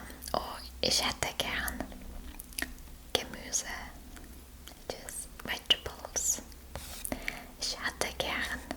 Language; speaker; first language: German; non-native, fluent; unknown